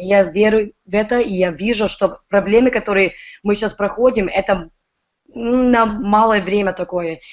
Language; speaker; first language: Russian; early bilingual, heritage; Russian